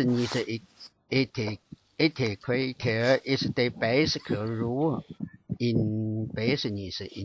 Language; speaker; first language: English; non-native, learner; Chinese